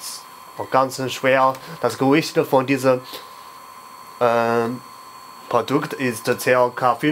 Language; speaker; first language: German; non-native, learner; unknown